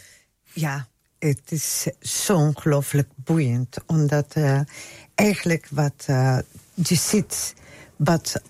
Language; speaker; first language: Dutch; non-native, fluent; Spanish